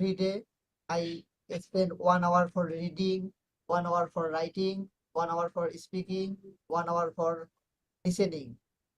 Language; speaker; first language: English; non-native, learner; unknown